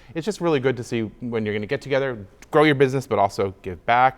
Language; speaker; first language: English; native; English